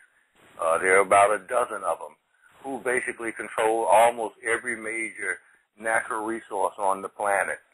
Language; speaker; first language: English; native; English